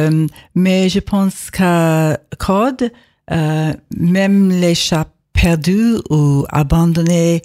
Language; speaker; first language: French; non-native, learner; English